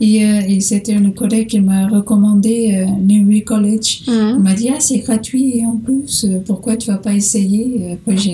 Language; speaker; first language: French; non-native, learner; Portuguese